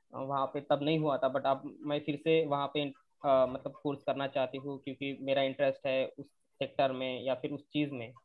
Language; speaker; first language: Hindi; non-native, local second language; Marathi